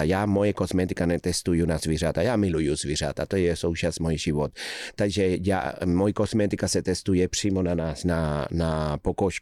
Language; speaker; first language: Czech; non-native, fluent; Spanish